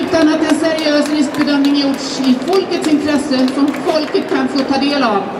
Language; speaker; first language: Swedish; native; Swedish